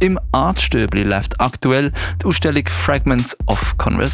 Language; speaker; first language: German; native; German